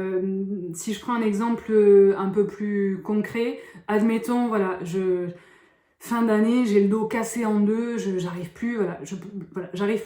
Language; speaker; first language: French; native; French